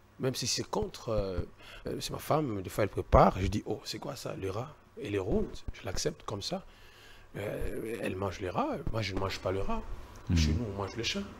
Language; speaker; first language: French; non-native, local second language; Luba-Lulua